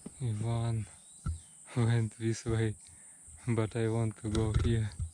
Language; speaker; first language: English; non-native, learner; Russian